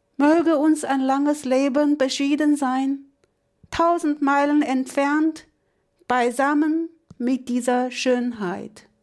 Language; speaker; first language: German; non-native, fluent; Chinese